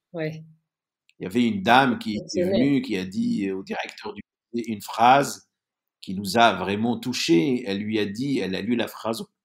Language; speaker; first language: French; non-native, local second language; Arabic